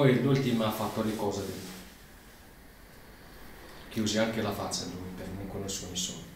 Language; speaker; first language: Italian; non-native, learner; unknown